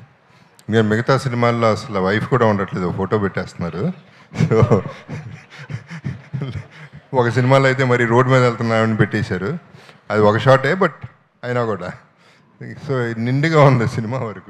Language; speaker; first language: Telugu; native; Telugu